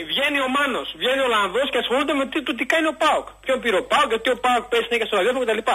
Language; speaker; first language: Greek; native; Greek